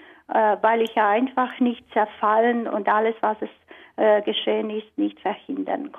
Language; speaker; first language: German; non-native, fluent; Croatian